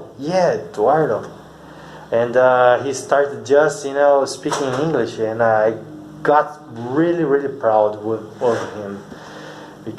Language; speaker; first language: English; non-native, fluent; Portuguese